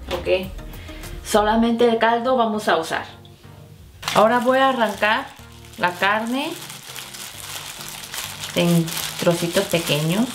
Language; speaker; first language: Spanish; non-native, fluent; Korean